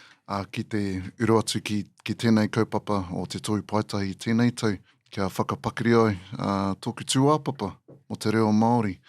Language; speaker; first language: Māori; non-native, local second language; English